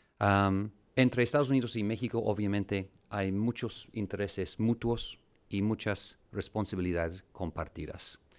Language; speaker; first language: Spanish; non-native, fluent; English